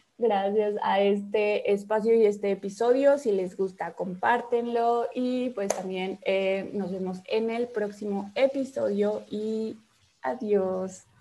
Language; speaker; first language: Spanish; native; Spanish